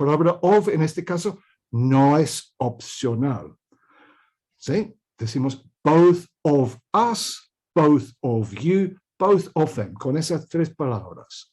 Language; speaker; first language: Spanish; non-native, fluent; English